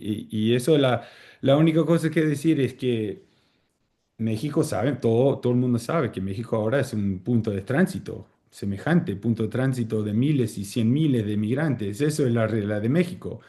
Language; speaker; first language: Spanish; early bilingual, heritage; Spanish